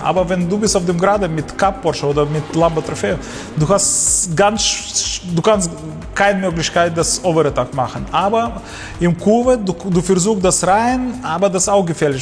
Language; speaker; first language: German; non-native, learner; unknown